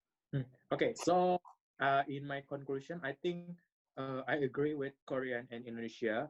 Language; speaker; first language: English; non-native, learner; Indonesian